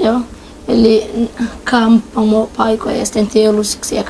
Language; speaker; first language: Finnish; non-native, learner; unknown